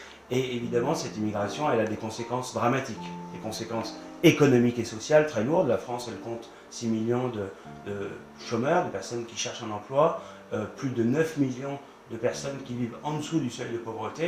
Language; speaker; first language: French; native; French